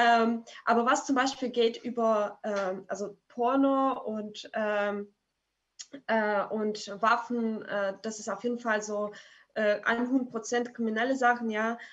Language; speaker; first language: German; non-native, fluent; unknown